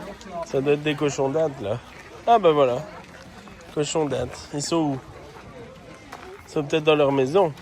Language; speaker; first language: French; native; French